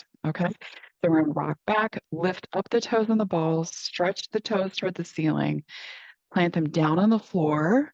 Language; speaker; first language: English; native; English